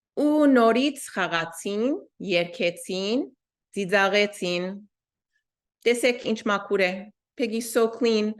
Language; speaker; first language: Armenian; early bilingual, heritage; Armenian